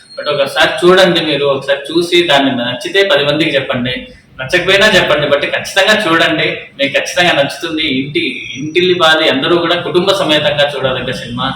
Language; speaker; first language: Telugu; native; Telugu